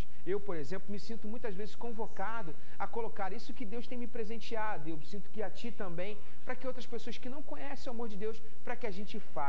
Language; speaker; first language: Portuguese; native; Portuguese